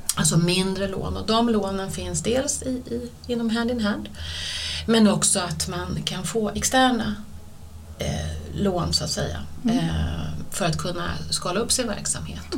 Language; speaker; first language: Swedish; native; Swedish